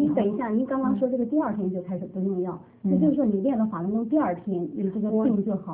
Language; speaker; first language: Chinese; native; Chinese